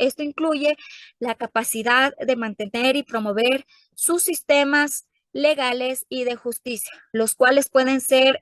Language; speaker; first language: Spanish; native; Spanish